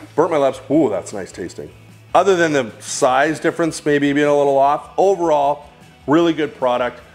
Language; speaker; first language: English; native; English